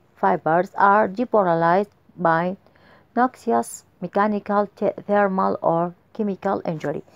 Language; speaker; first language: English; non-native, fluent; Arabic